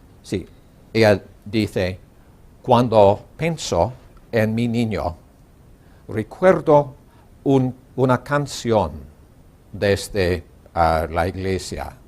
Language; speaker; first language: Spanish; non-native, learner; English